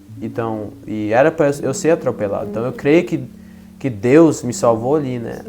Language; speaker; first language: Portuguese; early bilingual, heritage; Portuguese